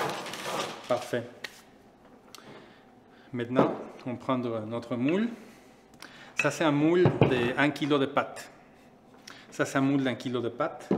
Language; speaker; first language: French; non-native, fluent; Spanish